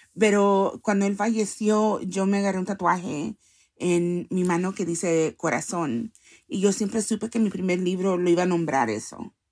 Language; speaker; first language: Spanish; early bilingual, heritage; Spanish